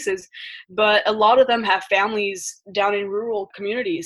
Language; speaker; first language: English; early bilingual, other home language; French